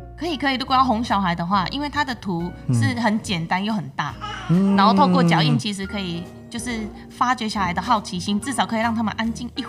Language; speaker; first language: Chinese; native; Chinese